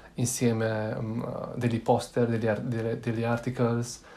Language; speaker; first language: Italian; non-native, learner; Romanian